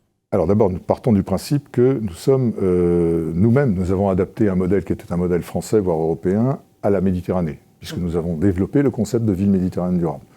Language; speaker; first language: French; native; French